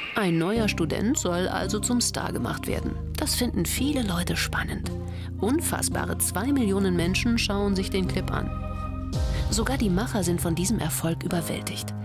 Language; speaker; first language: German; native; German